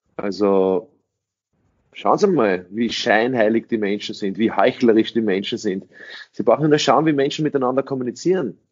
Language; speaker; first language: German; early bilingual, other home language; English